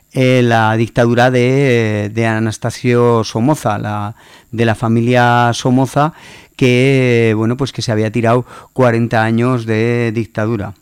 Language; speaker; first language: Spanish; native; Spanish